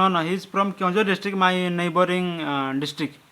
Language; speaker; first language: English; non-native, learner; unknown